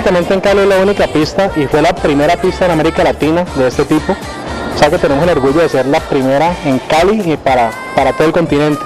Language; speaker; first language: Spanish; native; Spanish